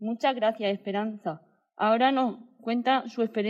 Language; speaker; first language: Spanish; native; Spanish